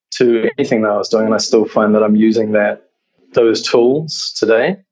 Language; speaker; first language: English; native; English